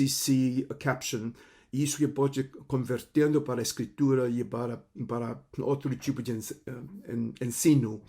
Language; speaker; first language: Portuguese; non-native, fluent; Cantonese